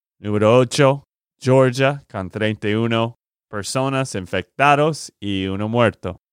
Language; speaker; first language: Spanish; non-native, learner; English